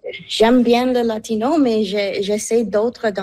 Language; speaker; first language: French; non-native, local second language; English